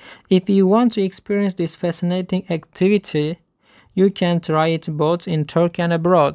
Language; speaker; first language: English; non-native, fluent; Turkish